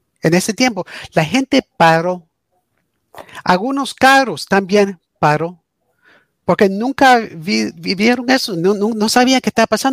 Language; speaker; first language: Spanish; early bilingual, heritage; English